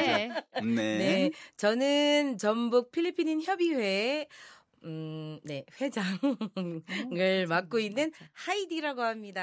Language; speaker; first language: Korean; non-native, fluent; Filipino